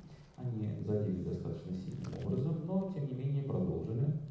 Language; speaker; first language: Russian; native; Russian